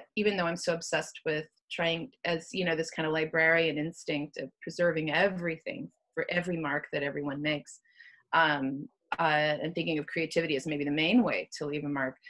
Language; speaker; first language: English; native; English